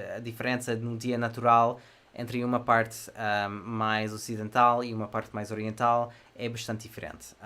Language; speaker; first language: Portuguese; non-native, fluent; English